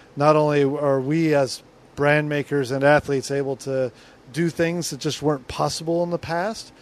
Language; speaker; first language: English; native; English